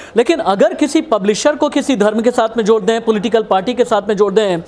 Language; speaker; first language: Hindi; native; Hindi